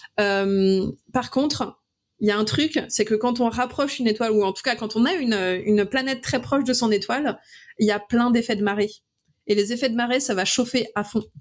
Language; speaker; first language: French; native; French